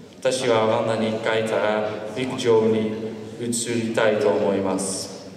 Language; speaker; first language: Japanese; non-native, learner; Dutch